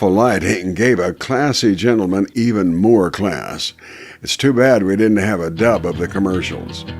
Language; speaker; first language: English; native; English